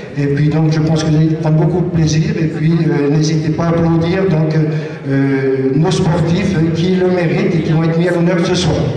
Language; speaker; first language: French; native; French